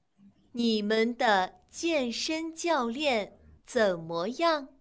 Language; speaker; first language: Chinese; non-native, learner; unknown